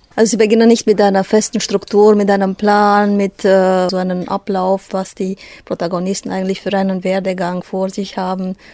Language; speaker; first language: German; native; German